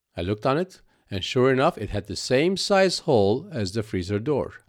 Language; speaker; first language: English; non-native, fluent; Arabic